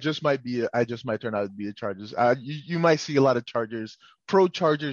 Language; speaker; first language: English; non-native, local second language; Yoruba